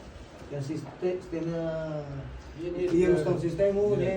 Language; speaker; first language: Polish; non-native, learner; Filipino